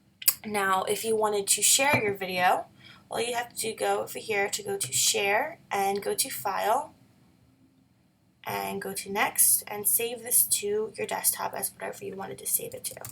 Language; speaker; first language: English; native; English